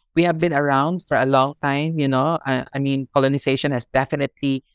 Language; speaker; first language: English; non-native, local second language; Filipino